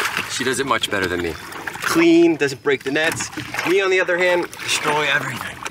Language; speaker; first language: English; native; English